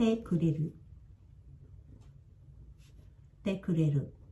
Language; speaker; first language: Japanese; non-native, fluent; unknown